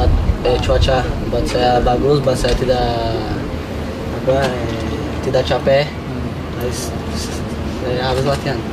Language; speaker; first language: Indonesian; early bilingual, heritage; Portuguese